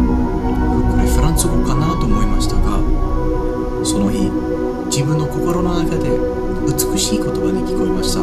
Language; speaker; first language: Japanese; non-native, fluent; English